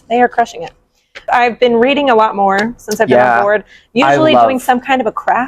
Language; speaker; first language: English; native; English